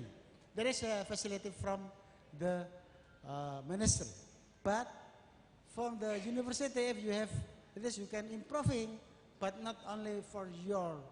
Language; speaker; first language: English; non-native, learner; Indonesian